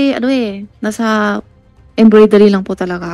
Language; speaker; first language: Filipino; non-native, learner; Chinese